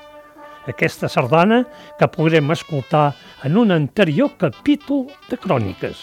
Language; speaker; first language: Catalan; native; Catalan